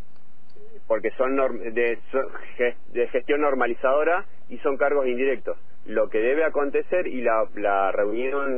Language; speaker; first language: Spanish; native; Spanish